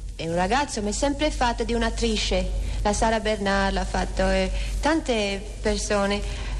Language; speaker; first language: Italian; non-native, learner; French